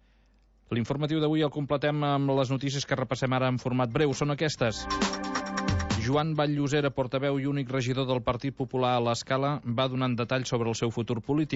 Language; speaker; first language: Catalan; native; Catalan